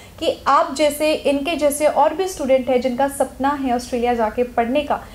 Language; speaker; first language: Hindi; native; Hindi